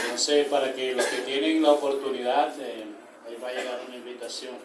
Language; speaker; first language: Spanish; native; Spanish